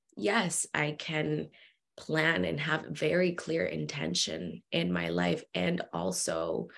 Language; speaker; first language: English; early bilingual, other home language; Spanish